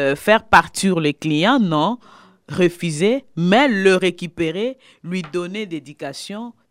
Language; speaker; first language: French; non-native, local second language; Lingala